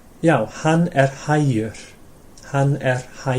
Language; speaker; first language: Icelandic; non-native, fluent; English